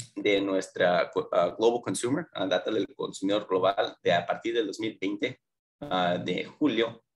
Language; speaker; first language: Spanish; early bilingual, heritage; Spanish